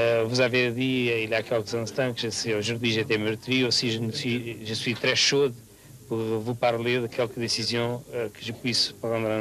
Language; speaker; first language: French; non-native, fluent; Portuguese